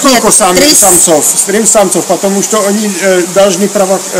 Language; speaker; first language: Russian; non-native, fluent; Czech